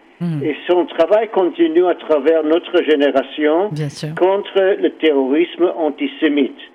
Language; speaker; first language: French; non-native, learner; English